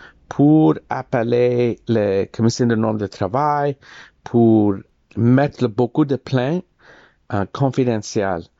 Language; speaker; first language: French; non-native, learner; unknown